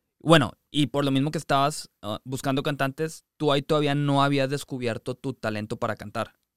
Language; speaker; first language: Spanish; native; Spanish